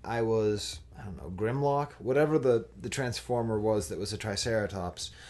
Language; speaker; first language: English; native; English